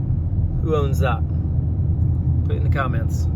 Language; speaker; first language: English; native; English